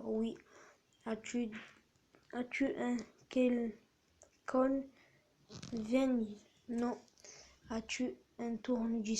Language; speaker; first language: French; native; French